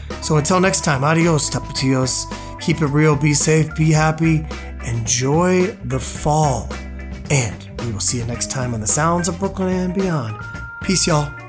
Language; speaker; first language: English; native; English